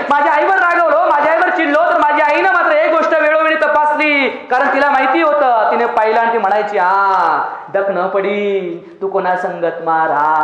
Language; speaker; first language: Marathi; non-native, local second language; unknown